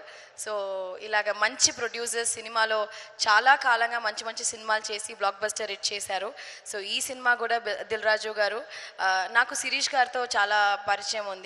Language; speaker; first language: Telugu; non-native, fluent; Tamil